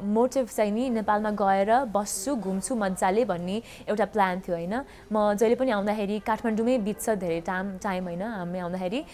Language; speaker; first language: Nepali; early bilingual, heritage; Nepali